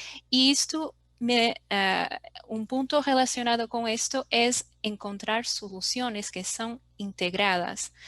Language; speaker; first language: Spanish; non-native, fluent; Portuguese